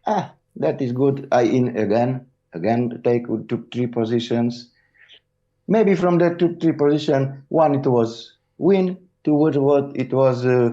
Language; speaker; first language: English; non-native, learner; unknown